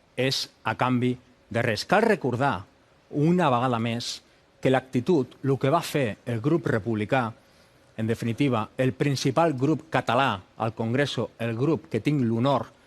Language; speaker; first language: Catalan; non-native, local second language; Spanish